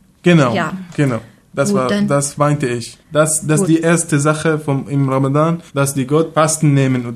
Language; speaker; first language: German; non-native, learner; Arabic